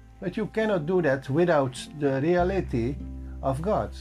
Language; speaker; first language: English; non-native, learner; Dutch